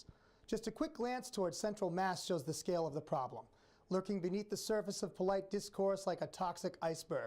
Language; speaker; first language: English; native; English